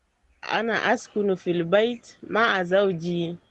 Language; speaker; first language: Arabic; non-native, learner; French